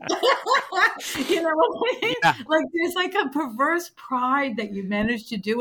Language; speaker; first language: English; native; English